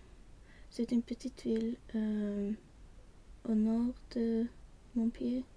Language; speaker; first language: French; non-native, learner; Swedish